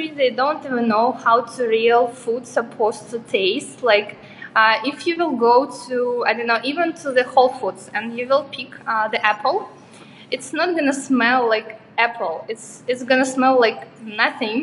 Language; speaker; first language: English; non-native, fluent; Russian